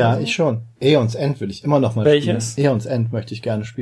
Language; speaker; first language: German; native; German